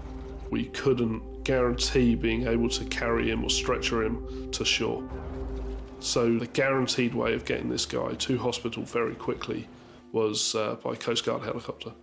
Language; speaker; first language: English; native; English